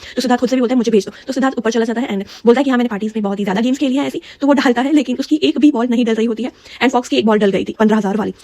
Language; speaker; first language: Hindi; native; Hindi